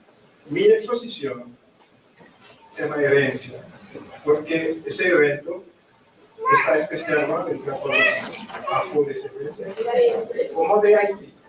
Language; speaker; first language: Spanish; non-native, learner; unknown